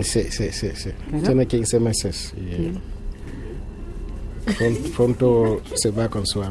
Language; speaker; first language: Spanish; non-native, fluent; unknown